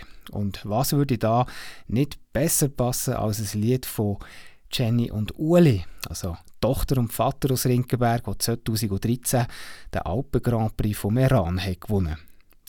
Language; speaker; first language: German; native; German